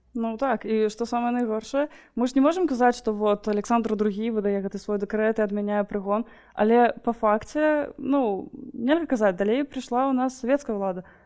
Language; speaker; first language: Belarusian; non-native, local second language; Russian